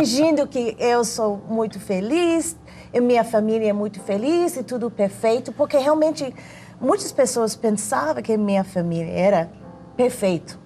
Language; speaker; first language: Portuguese; non-native, learner; English